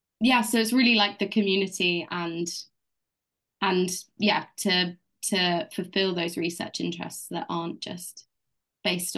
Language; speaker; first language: English; native; English